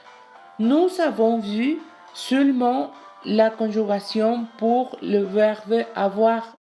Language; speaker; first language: French; non-native, learner; Spanish